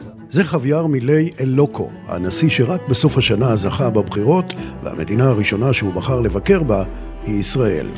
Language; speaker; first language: Hebrew; native; Hebrew